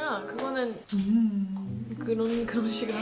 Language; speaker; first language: Korean; early bilingual, heritage; English